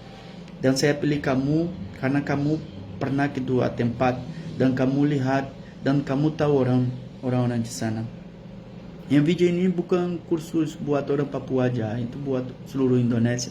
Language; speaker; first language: Indonesian; non-native, learner; Portuguese